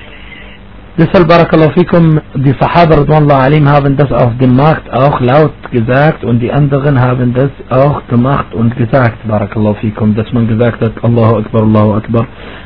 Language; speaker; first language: German; non-native, fluent; Arabic